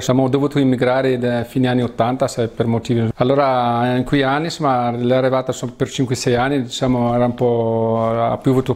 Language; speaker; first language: Italian; non-native, fluent; Arabic